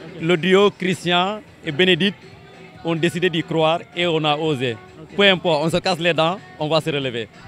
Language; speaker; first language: French; non-native, local second language; Wolof